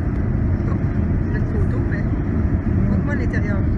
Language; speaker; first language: French; native; French